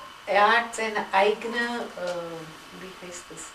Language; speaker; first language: German; non-native, fluent; Gujarati